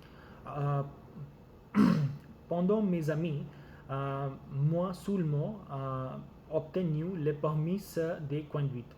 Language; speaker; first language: French; non-native, learner; Gujarati